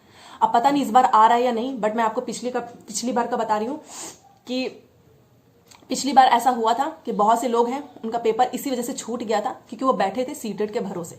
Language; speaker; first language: Hindi; native; Hindi